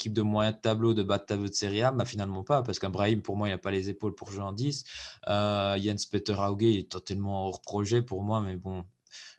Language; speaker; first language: French; native; French